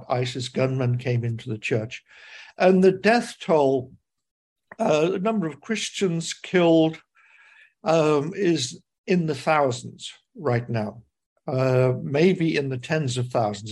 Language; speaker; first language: English; native; English